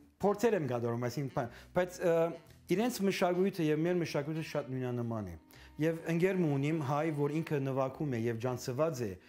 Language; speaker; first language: Armenian; early bilingual, heritage; Armenian